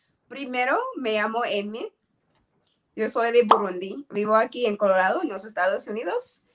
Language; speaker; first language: Spanish; non-native, learner; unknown